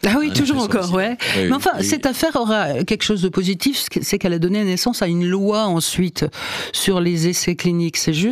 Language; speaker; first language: French; native; French